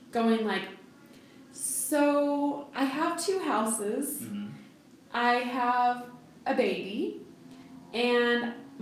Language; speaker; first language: English; native; English